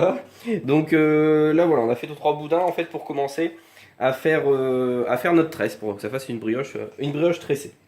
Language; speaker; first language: French; native; French